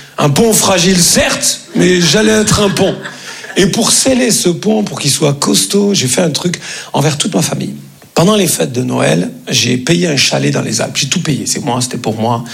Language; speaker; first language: French; native; French